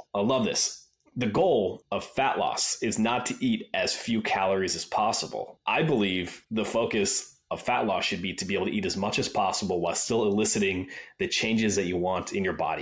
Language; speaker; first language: English; native; English